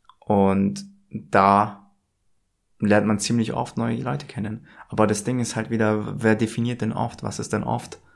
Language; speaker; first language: German; native; German